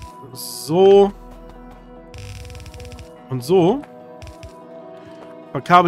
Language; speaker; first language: German; native; German